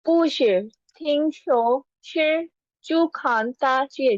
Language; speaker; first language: Chinese; non-native, learner; Urdu